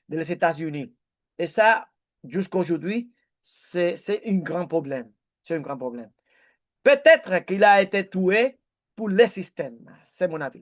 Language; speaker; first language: French; non-native, learner; Spanish